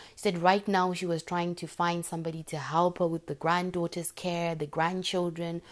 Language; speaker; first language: English; non-native, local second language; Shona